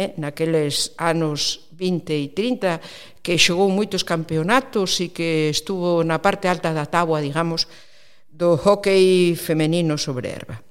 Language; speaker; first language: Galician; non-native, local second language; Spanish